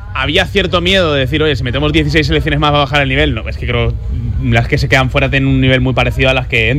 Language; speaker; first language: Spanish; native; Spanish